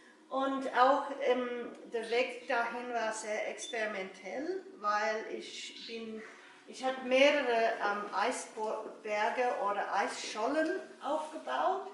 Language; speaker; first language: German; non-native, learner; English